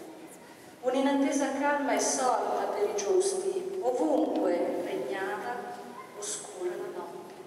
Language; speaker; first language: Italian; native; Italian